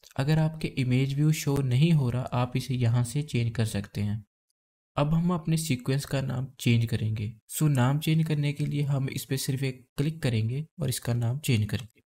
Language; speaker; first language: Hindi; native; Hindi